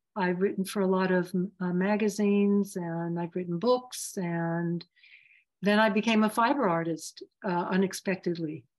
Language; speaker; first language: English; early bilingual, other home language; Yiddish